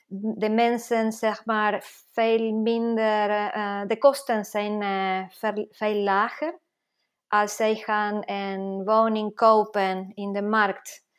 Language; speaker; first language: Dutch; non-native, fluent; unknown